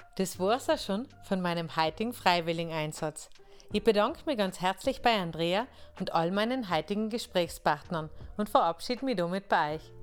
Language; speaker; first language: German; native; German